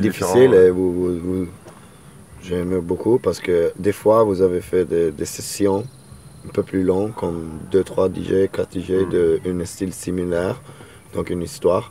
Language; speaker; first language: French; non-native, learner; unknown